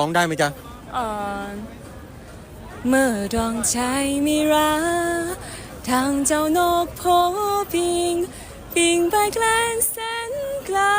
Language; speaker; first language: Thai; native; Thai